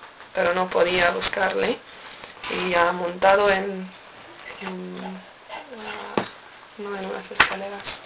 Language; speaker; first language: Spanish; non-native, learner; English